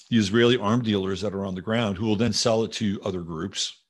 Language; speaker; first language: English; native; English